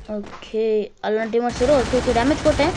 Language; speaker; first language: Kannada; native; Kannada